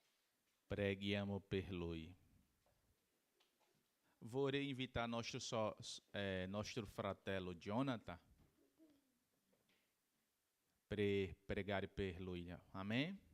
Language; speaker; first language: Italian; non-native, learner; Portuguese